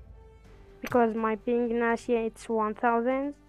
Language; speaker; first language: English; non-native, learner; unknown